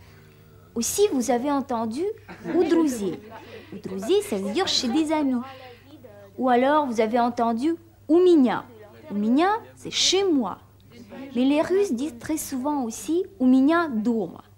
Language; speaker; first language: French; non-native, fluent; Russian